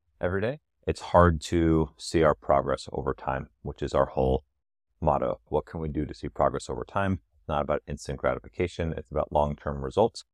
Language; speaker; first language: English; native; English